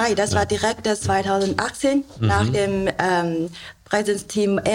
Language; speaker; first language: German; non-native, learner; Chinese